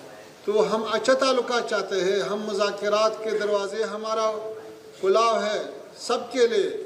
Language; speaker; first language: Hindi; non-native, fluent; Pashto